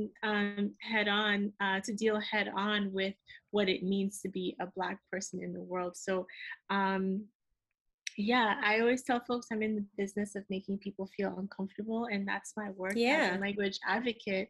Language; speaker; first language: English; early bilingual, other home language; Haitian Creole